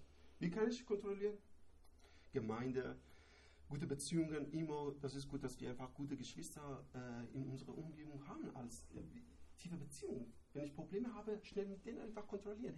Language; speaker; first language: German; non-native, learner; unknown